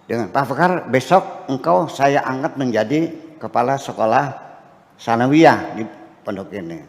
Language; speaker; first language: Indonesian; native; Indonesian